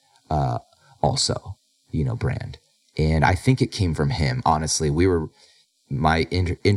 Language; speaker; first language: English; native; English